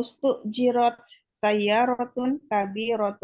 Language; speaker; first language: Arabic; non-native, learner; Indonesian